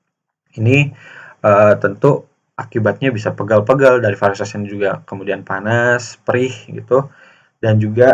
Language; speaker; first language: Indonesian; native; Indonesian